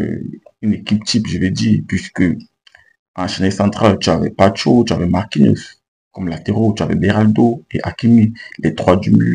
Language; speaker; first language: French; native; French